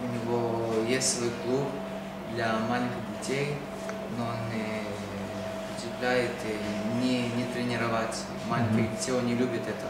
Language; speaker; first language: Russian; early bilingual, heritage; Hebrew